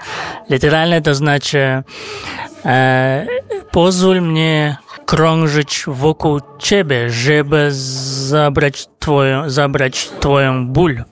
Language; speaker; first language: Polish; non-native, fluent; Kazakh